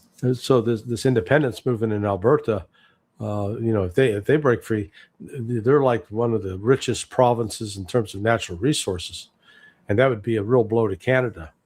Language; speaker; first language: English; native; English